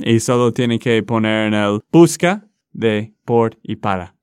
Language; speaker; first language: Spanish; non-native, fluent; English